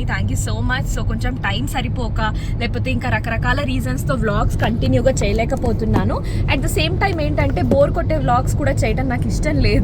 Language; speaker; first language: Telugu; native; Telugu